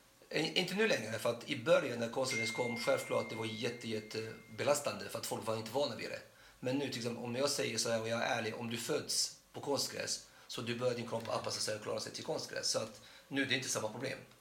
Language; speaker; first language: Swedish; non-native, fluent; Arabic